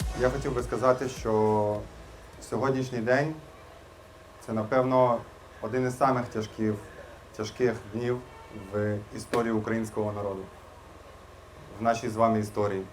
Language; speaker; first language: Ukrainian; non-native, local second language; Russian